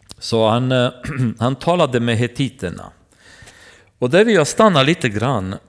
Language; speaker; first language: Swedish; non-native, fluent; Romanian